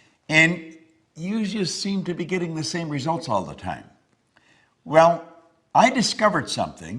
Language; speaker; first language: English; native; English